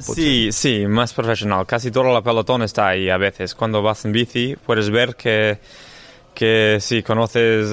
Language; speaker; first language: Spanish; non-native, learner; English